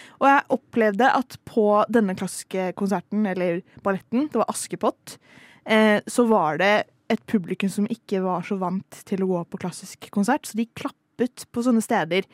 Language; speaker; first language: Norwegian; native; Norwegian